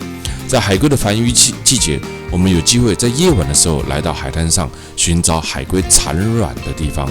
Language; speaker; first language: Chinese; native; Chinese